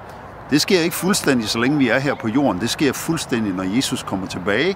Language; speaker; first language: Danish; native; Danish